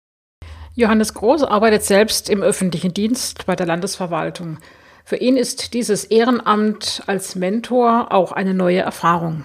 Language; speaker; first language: German; native; German